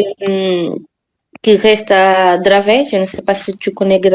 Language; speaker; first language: French; non-native, learner; Portuguese